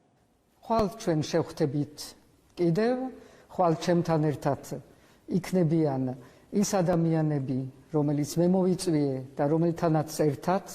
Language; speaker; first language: Georgian; early bilingual, heritage; Georgian